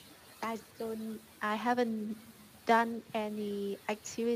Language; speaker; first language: English; non-native, learner; Vietnamese